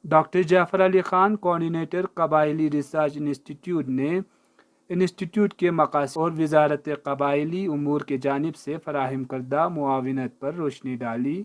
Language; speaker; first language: Urdu; non-native, local second language; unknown